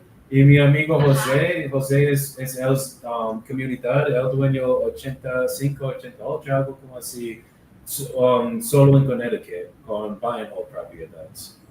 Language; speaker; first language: Spanish; non-native, learner; English